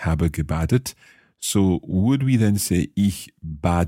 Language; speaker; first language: German; non-native, learner; English